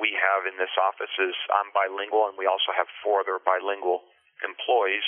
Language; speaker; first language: English; early bilingual, other home language; Spanish